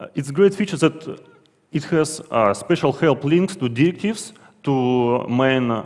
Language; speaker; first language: English; non-native, fluent; Russian